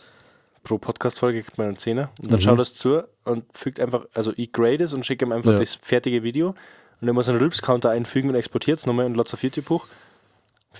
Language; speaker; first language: German; native; German